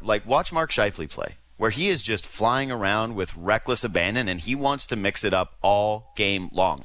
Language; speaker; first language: English; native; English